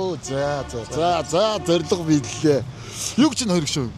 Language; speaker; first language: Mongolian; native; Mongolian